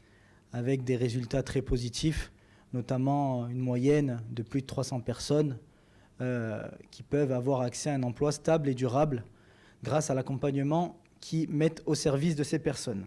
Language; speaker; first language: French; native; French